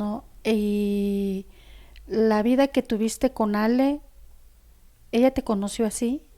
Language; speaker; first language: Spanish; native; Spanish